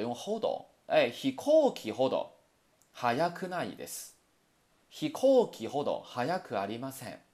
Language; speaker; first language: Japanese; non-native, fluent; Chinese